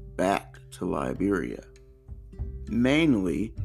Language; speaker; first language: English; native; English